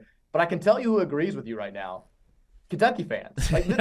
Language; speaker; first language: English; native; English